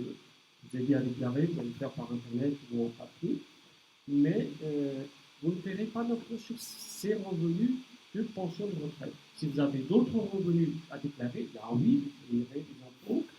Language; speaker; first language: French; native; French